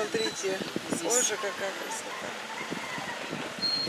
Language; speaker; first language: Russian; native; Russian